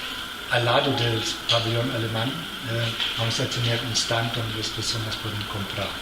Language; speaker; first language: Spanish; non-native, fluent; German